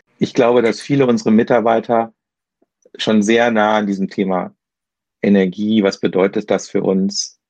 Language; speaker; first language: German; non-native, learner; Arabic